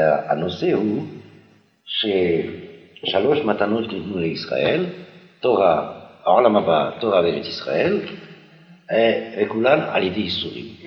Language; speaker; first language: Hebrew; non-native, fluent; French